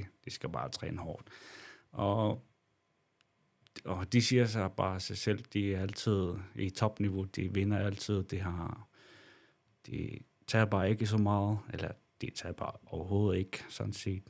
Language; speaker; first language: Danish; non-native, local second language; Kalaallisut